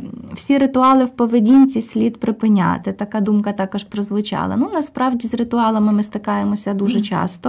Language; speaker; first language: Ukrainian; native; Ukrainian